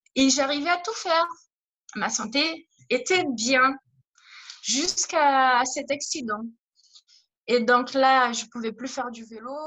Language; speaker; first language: French; non-native, fluent; Portuguese